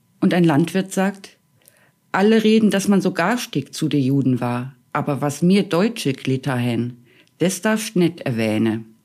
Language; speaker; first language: German; native; German